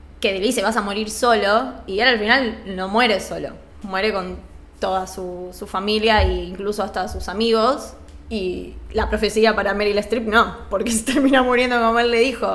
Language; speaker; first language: Spanish; native; Spanish